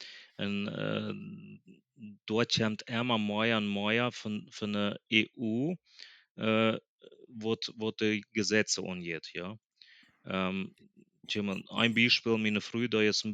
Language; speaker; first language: German; early bilingual, other home language; Plautdietsch